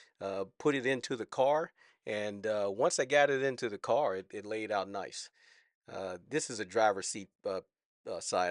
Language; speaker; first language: English; native; English